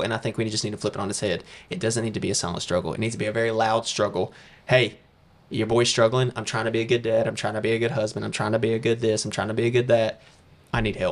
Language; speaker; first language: English; native; English